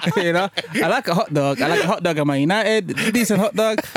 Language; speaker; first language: English; early bilingual, other home language; French